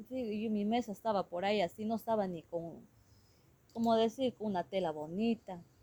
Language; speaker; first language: Spanish; non-native, local second language; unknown